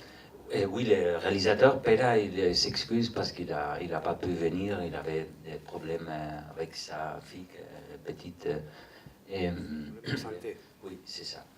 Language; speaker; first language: French; non-native, fluent; Spanish